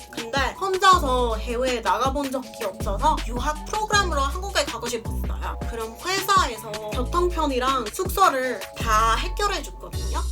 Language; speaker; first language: Korean; non-native, fluent; English